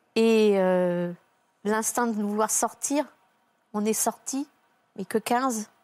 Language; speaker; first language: French; native; French